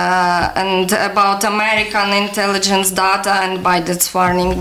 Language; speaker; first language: English; non-native, learner; Ukrainian